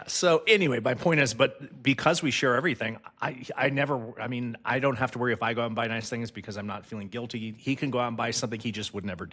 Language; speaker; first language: English; native; English